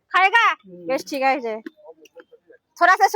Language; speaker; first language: Hindi; non-native, local second language; Bangla